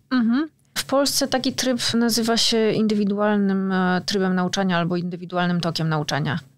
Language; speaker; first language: Polish; native; Polish